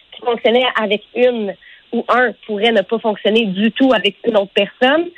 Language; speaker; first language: French; native; French